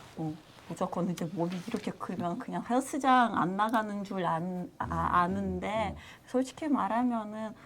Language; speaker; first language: Korean; non-native, fluent; Russian